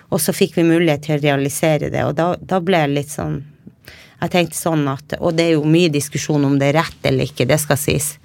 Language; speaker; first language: Norwegian; native; Norwegian